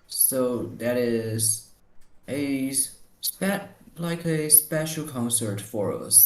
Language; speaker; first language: English; non-native, learner; Chinese